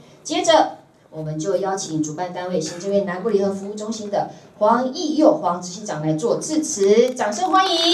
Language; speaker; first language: Chinese; native; Chinese